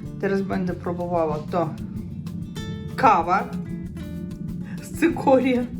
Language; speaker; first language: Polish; non-native, learner; Russian